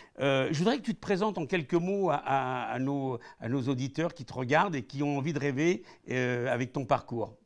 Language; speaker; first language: French; native; French